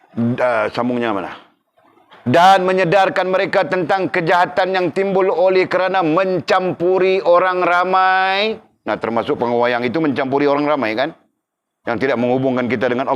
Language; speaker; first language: Malay; native; Malay